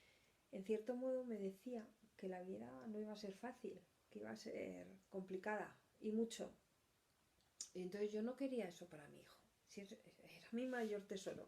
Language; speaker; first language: Spanish; native; Spanish